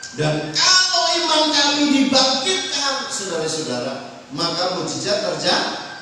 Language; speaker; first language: Indonesian; non-native, local second language; Javanese